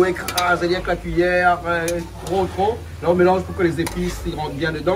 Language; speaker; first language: French; non-native, local second language; Réunion Creole French